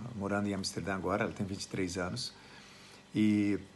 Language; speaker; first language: Portuguese; native; Portuguese